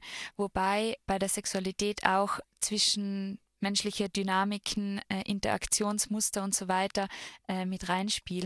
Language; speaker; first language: German; native; German